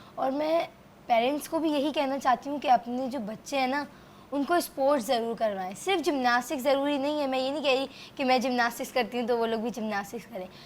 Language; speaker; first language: Urdu; native; Urdu